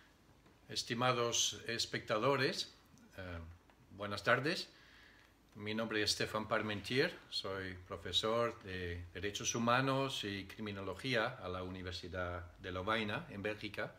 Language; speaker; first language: Spanish; non-native, fluent; Dutch